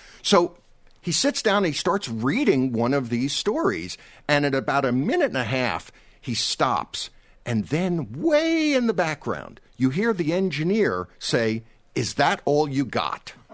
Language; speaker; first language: English; native; English